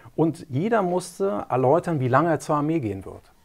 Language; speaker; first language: German; native; German